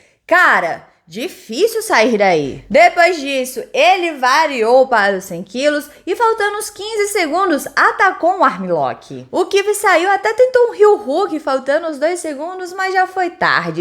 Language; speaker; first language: Portuguese; native; Portuguese